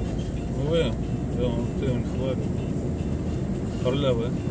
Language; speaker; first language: French; non-native, learner; Polish